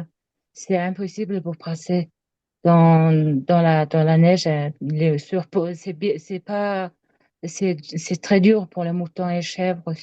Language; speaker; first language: French; non-native, learner; Mongolian